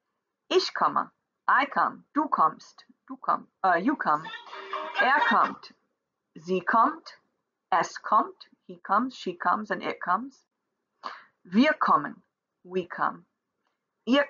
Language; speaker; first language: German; non-native, fluent; English